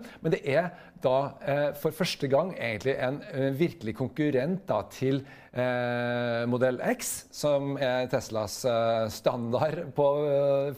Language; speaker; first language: Norwegian; native; Norwegian